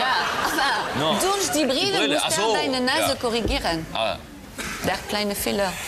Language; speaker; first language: German; non-native, learner; French